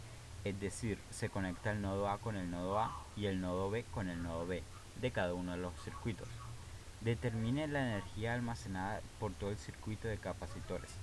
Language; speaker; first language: Spanish; native; Spanish